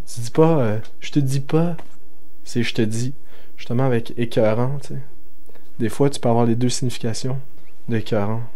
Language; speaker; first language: French; native; French